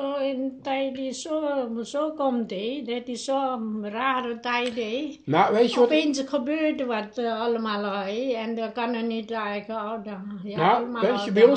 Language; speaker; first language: Dutch; non-native, learner; Nepali